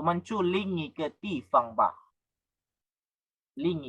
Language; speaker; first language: Chinese; non-native, fluent; Indonesian